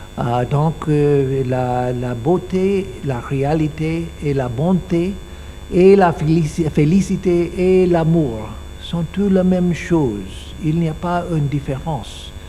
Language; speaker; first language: French; non-native, learner; English